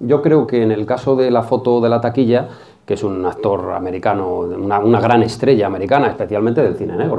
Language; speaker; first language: Spanish; native; Spanish